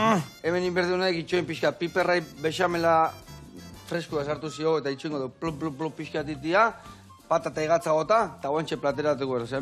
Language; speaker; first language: Basque; native; Basque